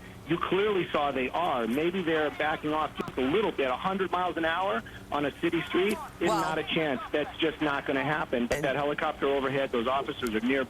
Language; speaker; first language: English; native; English